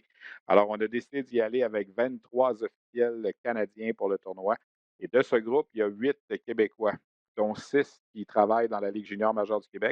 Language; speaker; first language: French; native; French